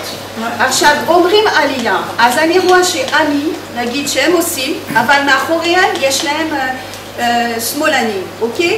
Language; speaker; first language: Hebrew; non-native, fluent; French